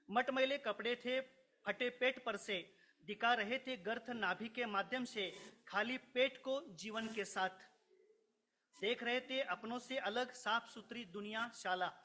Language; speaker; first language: Hindi; non-native, local second language; Marathi